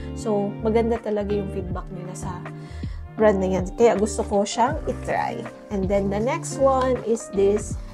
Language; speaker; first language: Filipino; non-native, local second language; Cebuano